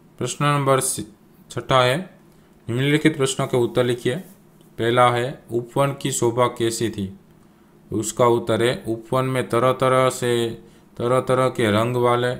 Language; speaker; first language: Hindi; non-native, local second language; Gujarati